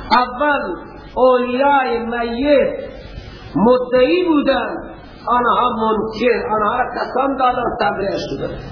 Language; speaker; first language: Persian; non-native, local second language; Baluchi